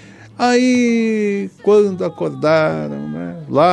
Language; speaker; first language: Portuguese; native; Portuguese